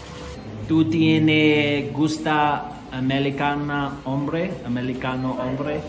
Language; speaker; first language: Spanish; non-native, learner; English